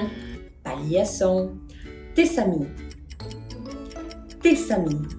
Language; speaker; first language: French; non-native, fluent; Spanish